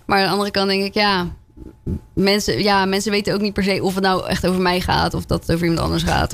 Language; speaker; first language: Dutch; early bilingual, other home language; French